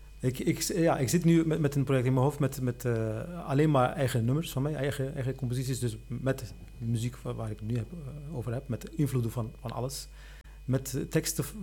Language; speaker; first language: Dutch; non-native, local second language; Turkish